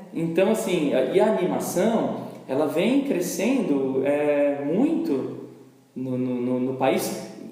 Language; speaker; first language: Portuguese; native; Portuguese